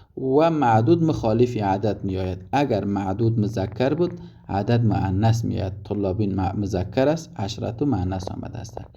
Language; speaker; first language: Persian; native; Persian